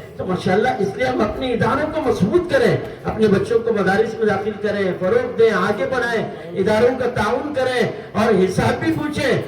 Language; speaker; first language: Urdu; native; Urdu